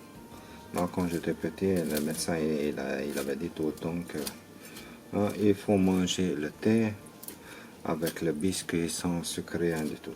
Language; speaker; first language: French; non-native, learner; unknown